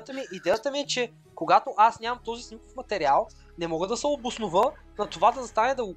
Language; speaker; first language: Bulgarian; native; Bulgarian